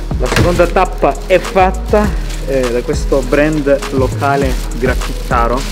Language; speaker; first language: Italian; early bilingual, other home language; Russian